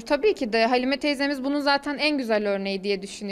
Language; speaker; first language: Turkish; native; Turkish